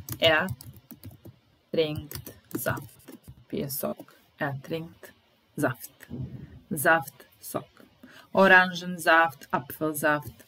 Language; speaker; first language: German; non-native, fluent; Serbian